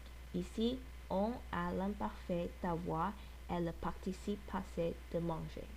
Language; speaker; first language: French; non-native, learner; English